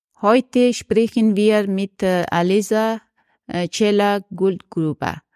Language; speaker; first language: German; non-native, learner; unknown